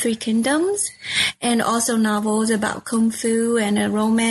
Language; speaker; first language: English; non-native, fluent; Chinese